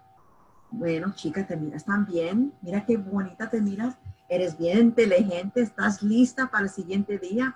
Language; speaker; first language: Spanish; early bilingual, heritage; Spanish